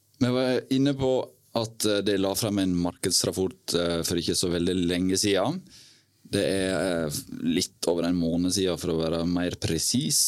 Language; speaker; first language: Norwegian; native; Norwegian